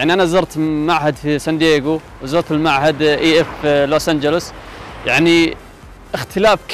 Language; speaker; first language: Arabic; native; Arabic